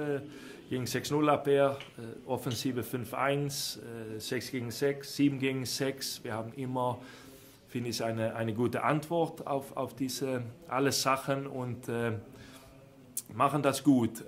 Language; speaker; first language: German; non-native, fluent; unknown